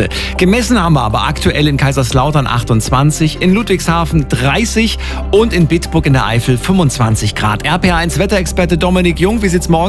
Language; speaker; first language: German; native; German